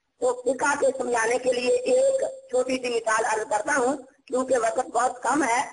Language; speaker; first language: Urdu; non-native, local second language; Punjabi